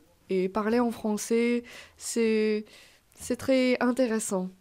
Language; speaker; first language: French; non-native, fluent; Korean